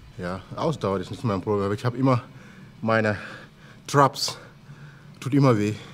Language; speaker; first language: German; non-native, learner; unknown